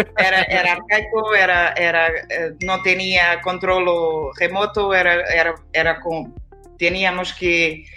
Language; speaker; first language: Spanish; non-native, learner; Portuguese